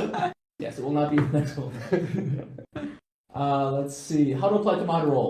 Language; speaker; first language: English; native; English